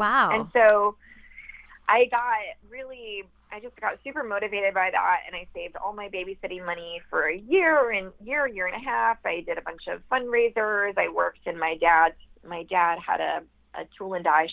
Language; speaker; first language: English; native; English